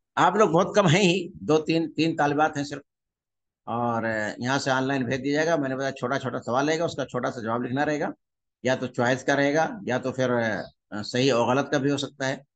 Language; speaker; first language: Urdu; native; Urdu